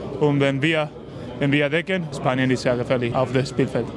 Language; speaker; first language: German; non-native, learner; Spanish